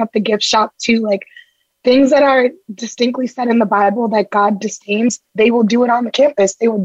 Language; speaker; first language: English; native; English